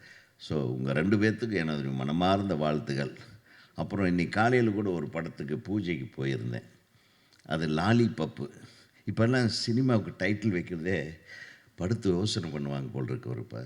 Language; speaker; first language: Tamil; native; Tamil